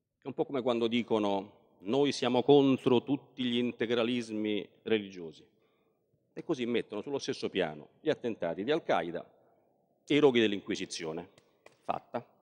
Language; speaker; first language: Italian; native; Italian